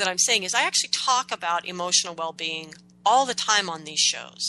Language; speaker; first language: English; native; English